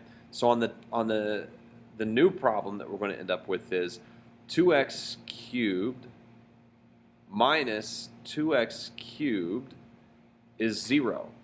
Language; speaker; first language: English; native; English